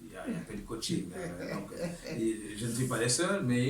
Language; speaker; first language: French; native; French